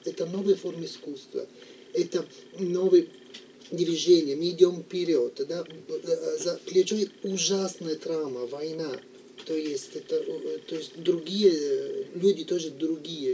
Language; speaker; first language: Russian; non-native, fluent; Italian